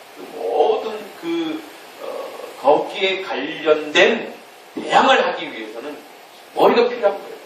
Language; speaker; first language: Korean; native; Korean